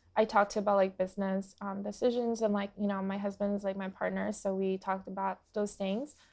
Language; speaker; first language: English; early bilingual, other home language; Portuguese